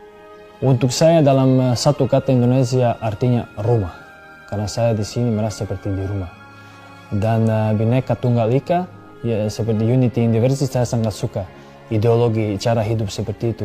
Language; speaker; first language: Indonesian; non-native, fluent; Serbian